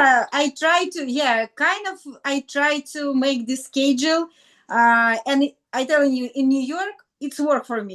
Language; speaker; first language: English; non-native, learner; Russian